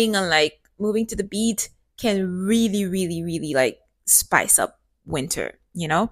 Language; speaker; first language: English; native; English